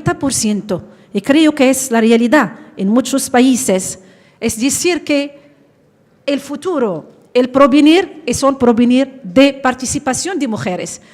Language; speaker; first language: Spanish; non-native, fluent; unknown